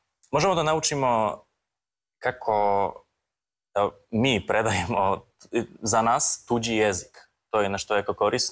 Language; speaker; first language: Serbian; non-native, fluent; Polish